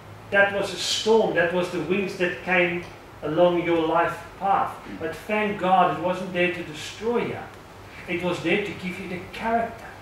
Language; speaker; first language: English; non-native, local second language; Afrikaans